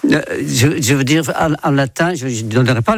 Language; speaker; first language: French; non-native, fluent; Dutch